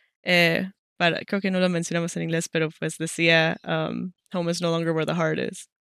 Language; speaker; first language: Spanish; native; Spanish